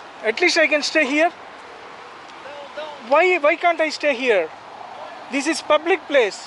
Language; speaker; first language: English; non-native, local second language; Telugu